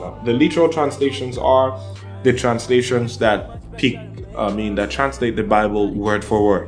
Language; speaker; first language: English; non-native, local second language; Yoruba